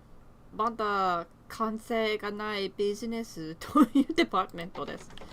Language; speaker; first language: Japanese; non-native, learner; English